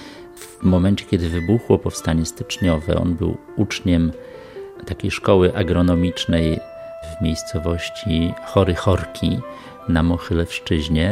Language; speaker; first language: Polish; native; Polish